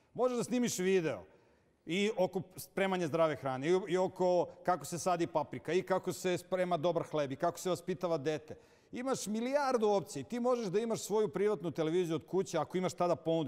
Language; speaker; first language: Serbian; native; Serbian